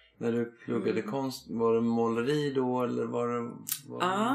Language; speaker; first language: Swedish; native; Swedish